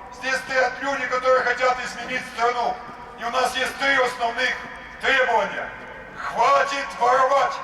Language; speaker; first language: Russian; non-native, local second language; Ukrainian